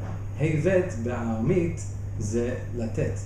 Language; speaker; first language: Hebrew; non-native, fluent; English